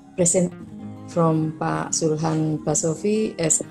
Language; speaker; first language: English; non-native, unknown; Indonesian